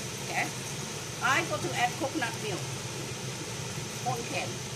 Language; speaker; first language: English; non-native, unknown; Northeastern Thai